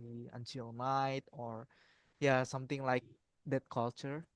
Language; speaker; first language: English; non-native, learner; Indonesian